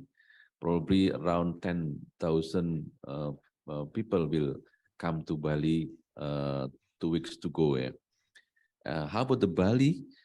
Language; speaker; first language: English; non-native, learner; Indonesian